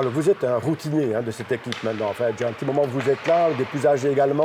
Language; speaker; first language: French; native; French